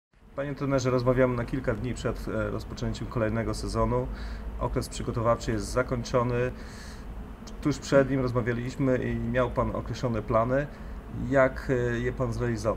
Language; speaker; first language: Polish; native; Polish